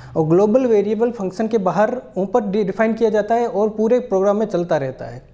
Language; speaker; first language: Hindi; native; Hindi